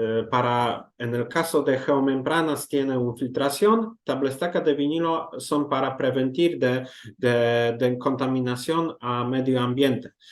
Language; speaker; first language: Spanish; non-native, learner; Polish